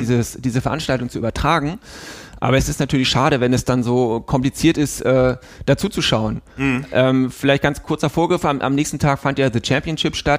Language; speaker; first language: German; native; German